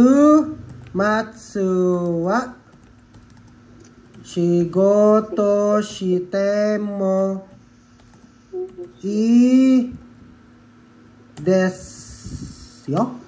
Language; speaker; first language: Japanese; non-native, fluent; Filipino